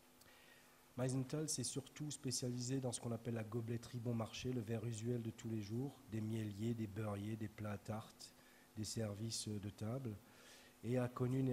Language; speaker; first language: French; native; French